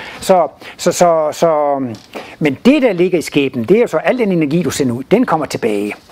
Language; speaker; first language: Danish; native; Danish